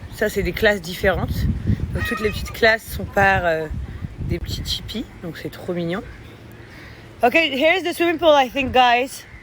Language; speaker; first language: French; early bilingual, other home language; English